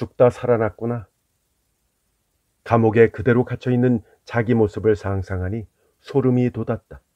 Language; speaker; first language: Korean; native; Korean